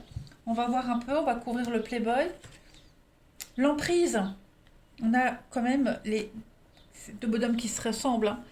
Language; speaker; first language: French; native; French